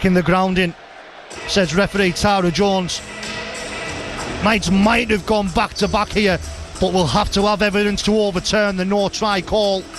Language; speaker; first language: English; native; English